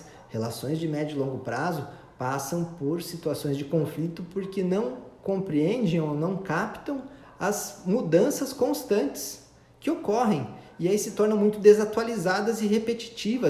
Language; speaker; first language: Portuguese; native; Portuguese